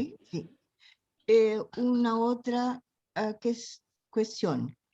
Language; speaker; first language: Spanish; non-native, learner; Portuguese